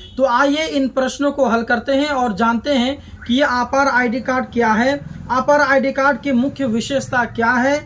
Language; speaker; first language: Hindi; native; Hindi